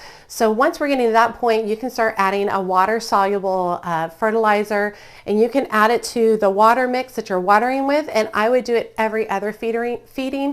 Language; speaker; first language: English; native; English